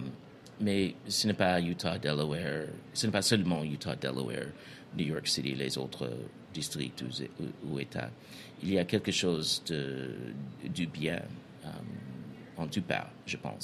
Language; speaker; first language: French; non-native, fluent; English